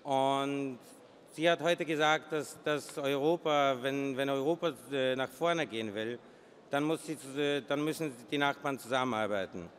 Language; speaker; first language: German; non-native, fluent; Polish